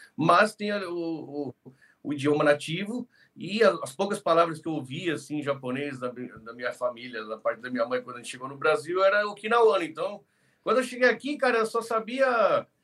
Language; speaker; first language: Portuguese; early bilingual, other home language; Spanish